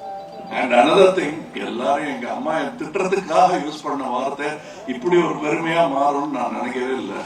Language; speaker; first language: Tamil; native; Tamil